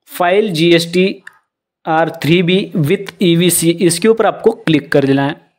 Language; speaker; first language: Hindi; non-native, local second language; Marathi